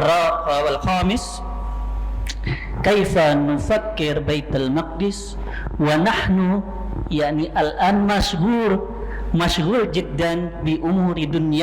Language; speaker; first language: Arabic; non-native, learner; Indonesian